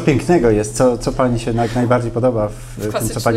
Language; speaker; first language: Polish; native; Polish